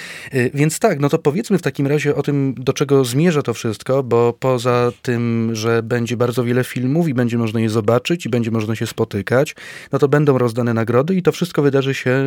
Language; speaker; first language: Polish; native; Polish